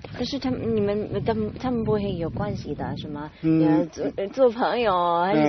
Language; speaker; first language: Chinese; non-native, learner; English